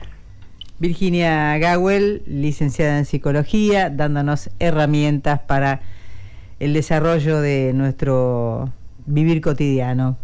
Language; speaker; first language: Spanish; native; Spanish